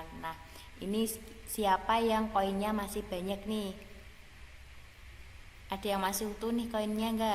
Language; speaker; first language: Indonesian; native; Indonesian